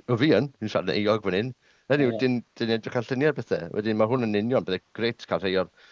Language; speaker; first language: Welsh; non-native, local second language; English